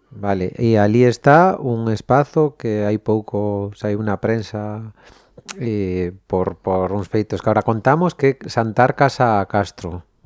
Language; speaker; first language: Galician; native; Galician